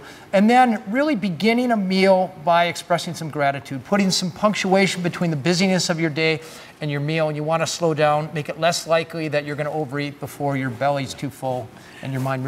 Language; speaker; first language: English; native; English